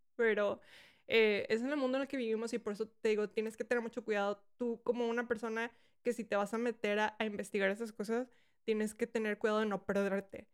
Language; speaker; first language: Spanish; early bilingual, heritage; Spanish